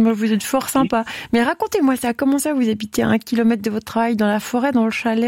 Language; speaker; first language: French; native; French